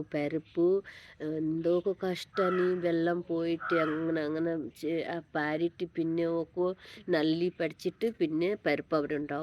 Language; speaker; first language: Malayalam; non-native, learner; Hindi